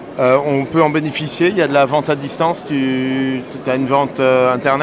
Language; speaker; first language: French; native; French